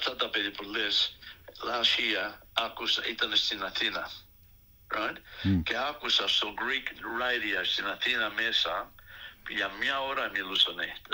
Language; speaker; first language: Greek; early bilingual, heritage; Greek